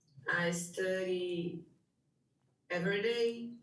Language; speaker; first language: English; non-native, learner; Portuguese